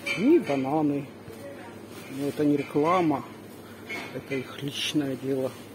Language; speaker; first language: Russian; non-native, local second language; Tajik